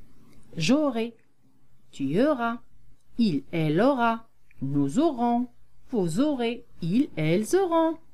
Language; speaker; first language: French; non-native, local second language; Arabic